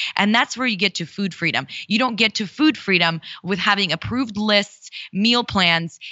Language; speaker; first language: English; early bilingual, other home language; Russian